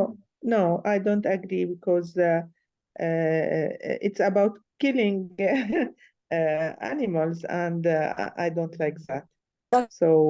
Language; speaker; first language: English; non-native, learner; Arabic